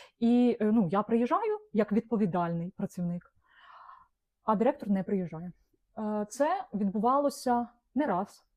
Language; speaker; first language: Ukrainian; non-native, local second language; Russian